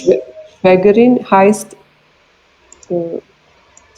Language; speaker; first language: German; non-native, learner; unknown